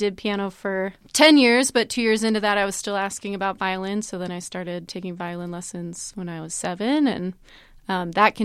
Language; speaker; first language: English; native; English